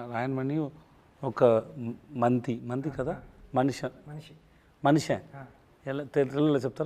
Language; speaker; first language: Telugu; non-native, learner; Tamil